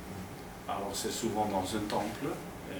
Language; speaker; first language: French; non-native, fluent; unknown